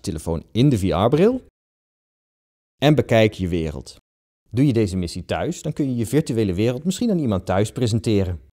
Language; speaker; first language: Dutch; native; Dutch